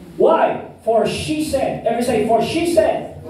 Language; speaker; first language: English; non-native, local second language; Filipino